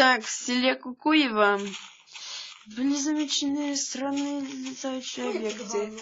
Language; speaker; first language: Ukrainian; native; Ukrainian